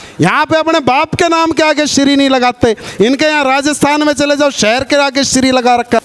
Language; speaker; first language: Hindi; native; Hindi